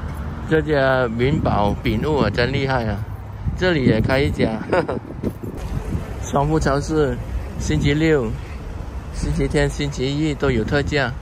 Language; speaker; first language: Chinese; non-native, local second language; Cantonese